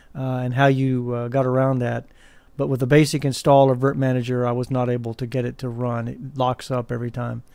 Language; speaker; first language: English; native; English